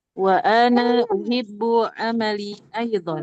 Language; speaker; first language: Arabic; non-native, learner; Indonesian